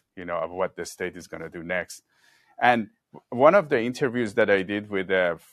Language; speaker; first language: English; non-native, fluent; Persian